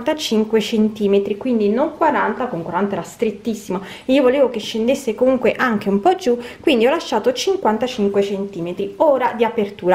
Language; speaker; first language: Italian; native; Italian